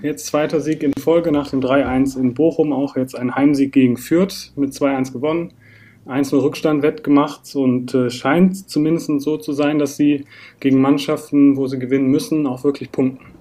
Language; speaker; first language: German; native; German